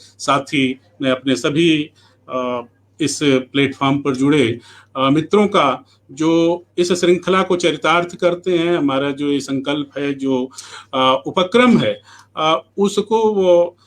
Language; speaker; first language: Hindi; native; Hindi